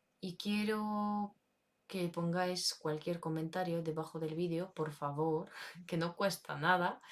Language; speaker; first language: Spanish; non-native, fluent; Ukrainian